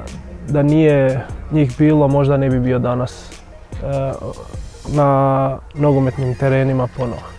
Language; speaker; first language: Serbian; non-native, fluent; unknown